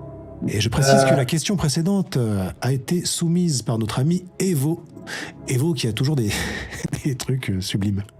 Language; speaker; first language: French; native; French